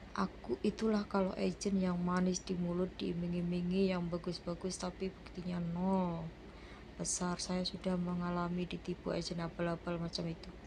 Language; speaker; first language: Indonesian; non-native, local second language; Javanese